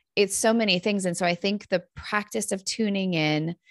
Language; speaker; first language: English; native; English